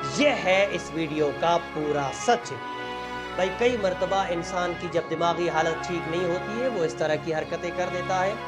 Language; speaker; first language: Hindi; native; Hindi